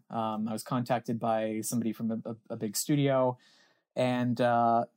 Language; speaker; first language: English; native; English